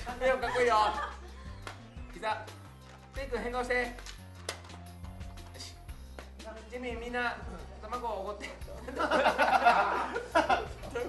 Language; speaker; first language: Japanese; native; Japanese